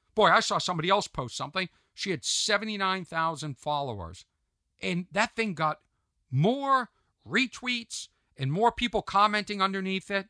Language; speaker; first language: English; native; English